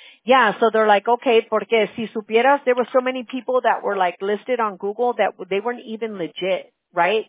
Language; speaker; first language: English; early bilingual, other home language; Spanish